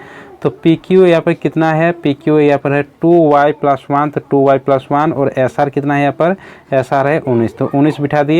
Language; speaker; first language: Hindi; native; Hindi